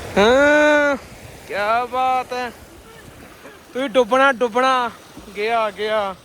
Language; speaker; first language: Punjabi; native; Punjabi